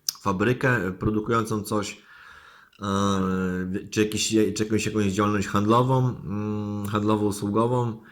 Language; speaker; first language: Polish; native; Polish